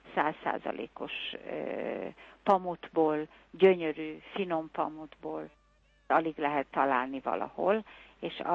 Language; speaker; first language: Hungarian; early bilingual, heritage; Hungarian